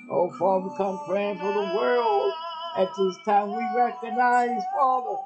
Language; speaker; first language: English; native; English